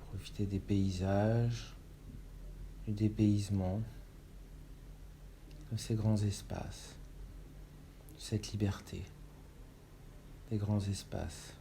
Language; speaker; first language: French; native; French